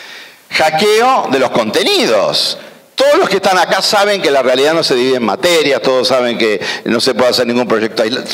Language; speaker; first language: Spanish; native; Spanish